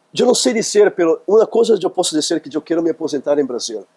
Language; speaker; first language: Spanish; non-native, learner; Portuguese